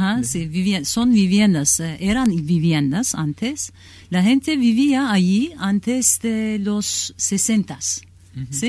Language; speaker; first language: Spanish; non-native, learner; Kurdish